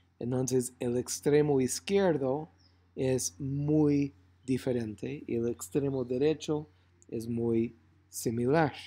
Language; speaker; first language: Spanish; non-native, fluent; English